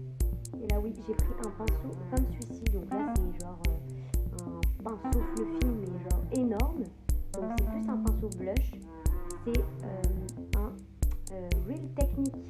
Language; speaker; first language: French; native; French